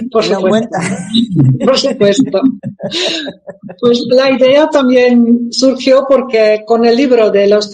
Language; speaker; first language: Spanish; non-native, fluent; Dutch